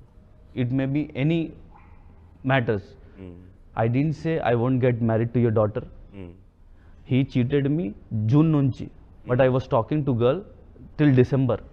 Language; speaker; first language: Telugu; non-native, local second language; Hindi